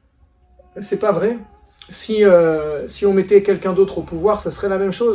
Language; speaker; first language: French; native; French